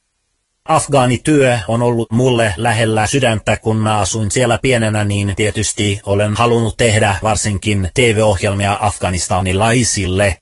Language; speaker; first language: Finnish; early bilingual, other home language; Persian